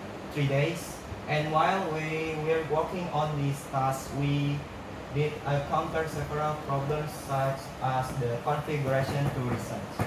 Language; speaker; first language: English; non-native, learner; Indonesian